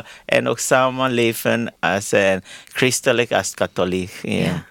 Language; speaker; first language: Dutch; non-native, learner; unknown